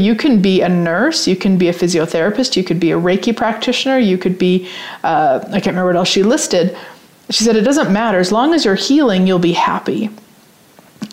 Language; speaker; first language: English; native; English